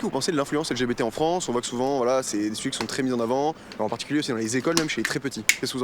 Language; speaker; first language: French; native; French